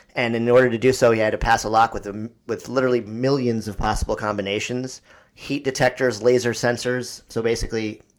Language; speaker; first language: English; native; English